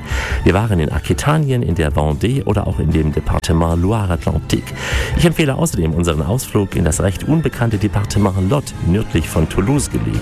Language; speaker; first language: German; native; German